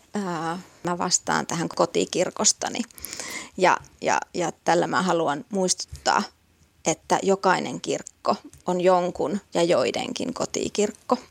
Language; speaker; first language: Finnish; native; Finnish